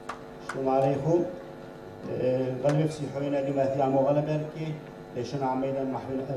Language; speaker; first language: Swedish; early bilingual, other home language; Assyrian Neo-Aramaic